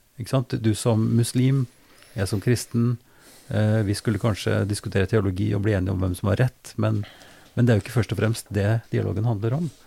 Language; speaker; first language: Norwegian; native; Norwegian